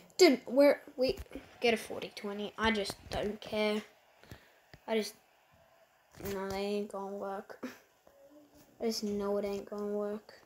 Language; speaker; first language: English; native; English